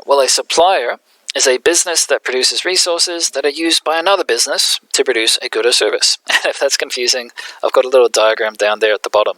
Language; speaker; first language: English; native; English